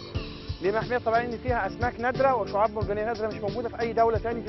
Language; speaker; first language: Arabic; native; Arabic